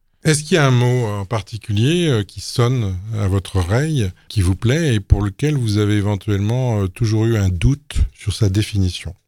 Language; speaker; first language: French; native; French